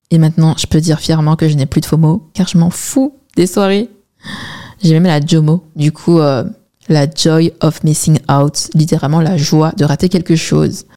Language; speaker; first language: French; early bilingual, other home language; Chinese